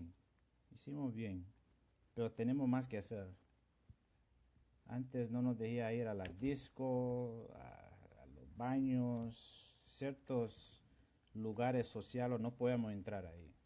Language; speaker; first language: Spanish; non-native, local second language; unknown